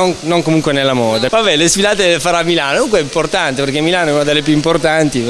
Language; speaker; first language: Italian; native; Italian